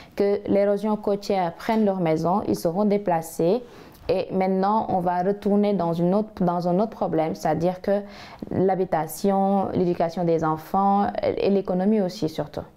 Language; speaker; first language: French; non-native, local second language; Wolof